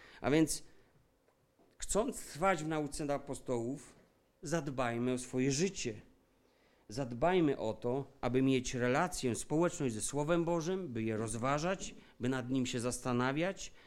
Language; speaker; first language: Polish; native; Polish